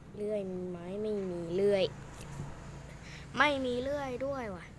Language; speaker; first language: Thai; native; Thai